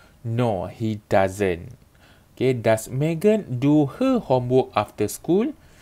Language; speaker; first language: English; non-native, local second language; Malay